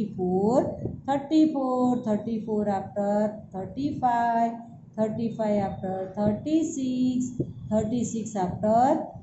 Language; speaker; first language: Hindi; non-native, local second language; Gujarati